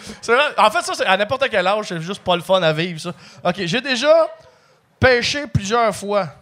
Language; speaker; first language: French; native; French